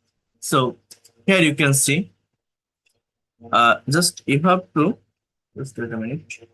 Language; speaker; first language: English; non-native, fluent; Bangla